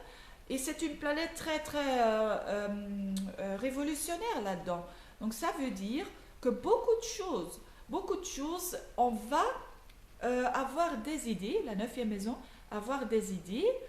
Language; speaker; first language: French; non-native, learner; Dutch